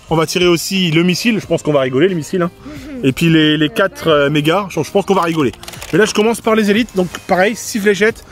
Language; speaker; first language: French; native; French